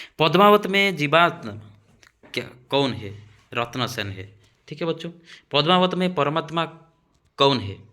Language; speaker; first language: Hindi; non-native, local second language; Odia